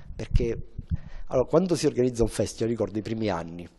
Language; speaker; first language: Italian; native; Italian